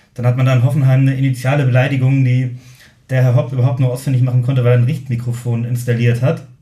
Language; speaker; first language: German; native; German